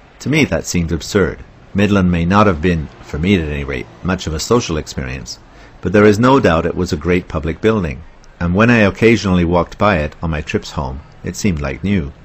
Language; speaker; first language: English; native; English